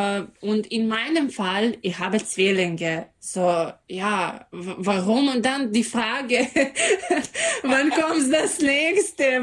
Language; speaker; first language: German; non-native, fluent; Serbian